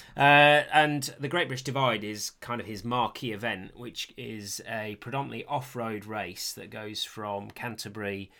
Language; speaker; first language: English; native; English